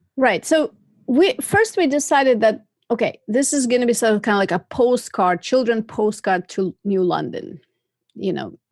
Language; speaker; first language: English; non-native, fluent; Russian